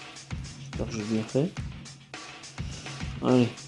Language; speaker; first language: French; native; French